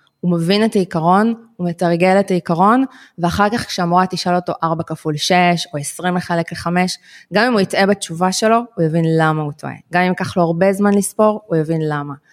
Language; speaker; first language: Hebrew; native; Hebrew